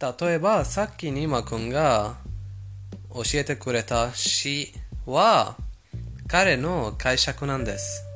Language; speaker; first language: Japanese; non-native, fluent; Persian